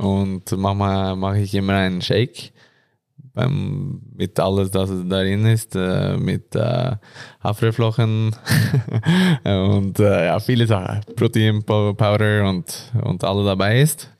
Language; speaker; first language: German; non-native, learner; Norwegian